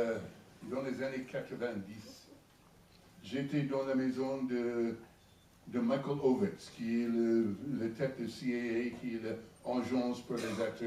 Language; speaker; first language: French; non-native, learner; English